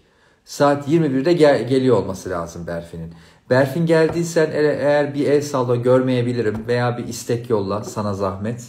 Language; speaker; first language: Turkish; native; Turkish